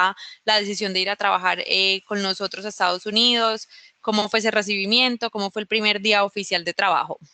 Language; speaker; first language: Spanish; native; Spanish